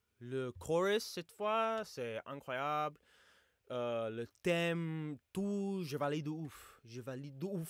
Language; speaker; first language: French; non-native, fluent; English